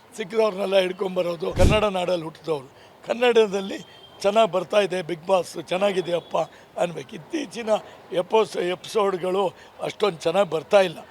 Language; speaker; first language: Kannada; native; Kannada